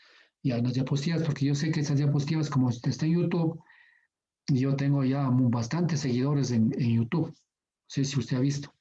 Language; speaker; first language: Spanish; native; Spanish